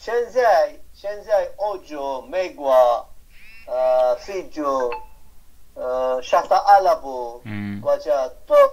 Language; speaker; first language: Chinese; non-native, learner; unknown